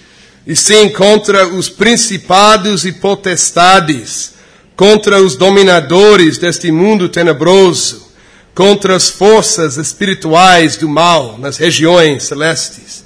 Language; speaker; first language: Portuguese; non-native, fluent; English